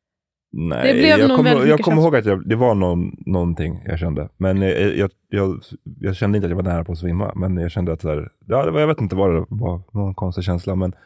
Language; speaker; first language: Swedish; native; Swedish